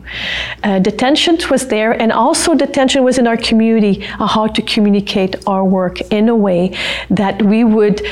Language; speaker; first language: English; non-native, fluent; French